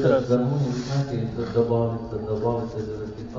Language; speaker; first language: Russian; non-native, learner; Persian